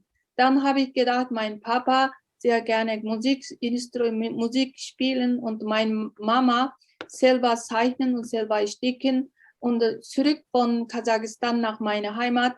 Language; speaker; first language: German; non-native, learner; Uyghur